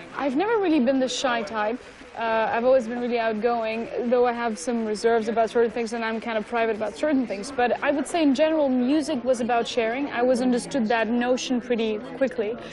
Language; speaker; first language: English; non-native, fluent; Italian